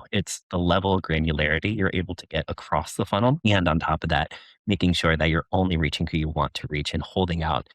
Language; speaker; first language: English; native; English